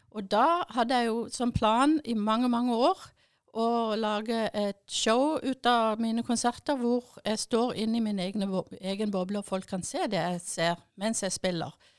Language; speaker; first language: Norwegian; early bilingual, other home language; German